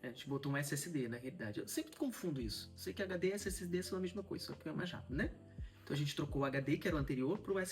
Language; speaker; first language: Portuguese; native; Portuguese